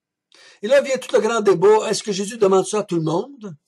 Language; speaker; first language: French; native; French